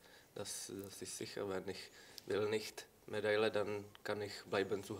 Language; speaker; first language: German; non-native, learner; Czech